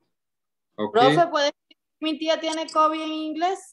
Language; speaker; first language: Spanish; native; Spanish